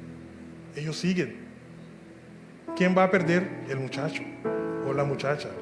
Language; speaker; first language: Spanish; non-native, local second language; Papiamento